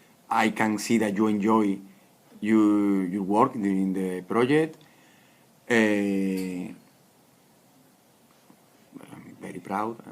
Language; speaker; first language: English; non-native, fluent; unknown